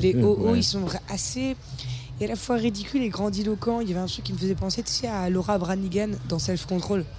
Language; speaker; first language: French; native; French